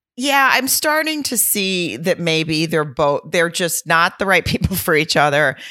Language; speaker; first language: English; native; English